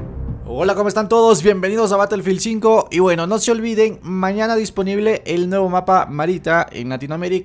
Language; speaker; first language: Spanish; native; Spanish